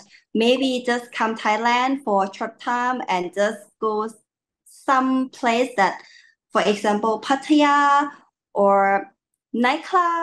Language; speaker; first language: English; non-native, learner; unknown